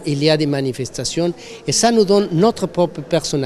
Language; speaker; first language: French; non-native, fluent; Spanish